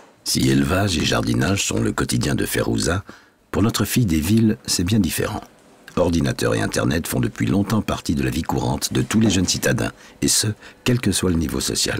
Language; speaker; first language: French; native; French